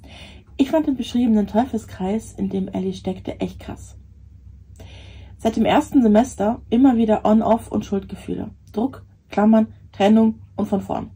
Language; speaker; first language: German; native; German